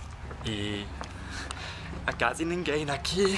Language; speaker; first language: Portuguese; non-native, fluent; German